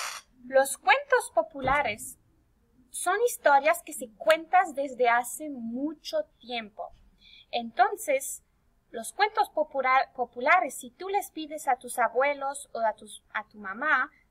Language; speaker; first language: Spanish; early bilingual, heritage; Spanish